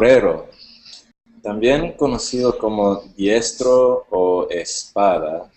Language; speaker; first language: Spanish; non-native, learner; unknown